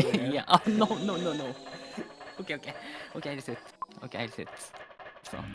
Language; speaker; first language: English; non-native, learner; Japanese